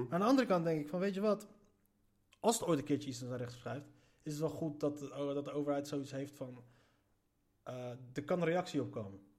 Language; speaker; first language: Dutch; early bilingual, other home language; Arabic